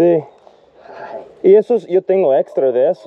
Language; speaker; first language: Spanish; non-native, fluent; English